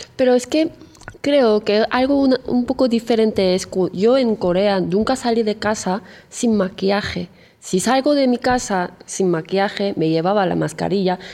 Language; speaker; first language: Spanish; non-native, fluent; Korean